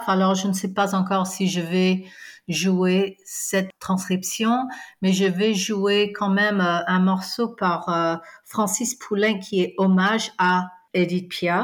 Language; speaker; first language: French; non-native, fluent; English